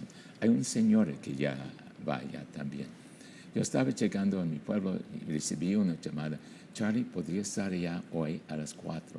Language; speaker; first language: Spanish; non-native, fluent; English